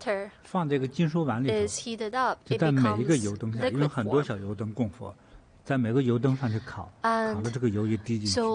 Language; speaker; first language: Chinese; native; Chinese